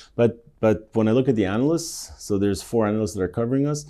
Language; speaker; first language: English; native; English